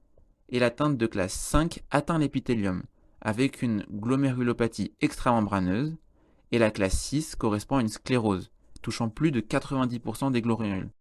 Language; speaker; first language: French; native; French